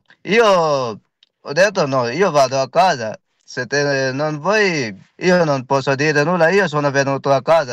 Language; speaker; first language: Italian; non-native, learner; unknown